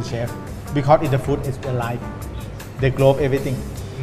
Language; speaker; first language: English; non-native, learner; Thai